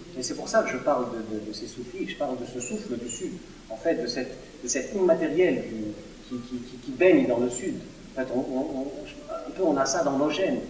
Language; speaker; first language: French; non-native, local second language; Arabic